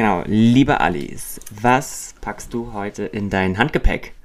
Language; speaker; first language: German; native; German